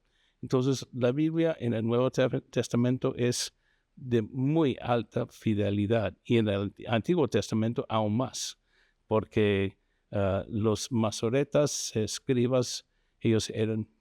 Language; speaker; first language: Spanish; non-native, fluent; English